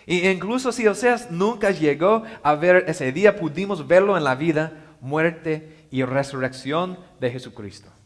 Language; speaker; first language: Spanish; non-native, learner; English